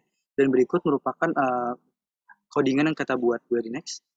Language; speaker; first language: Indonesian; native; Indonesian